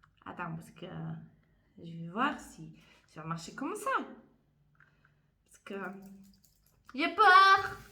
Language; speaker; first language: French; non-native, fluent; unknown